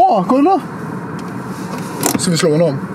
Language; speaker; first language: Swedish; native; Swedish